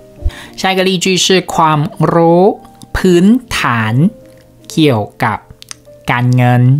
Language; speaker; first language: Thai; non-native, fluent; Chinese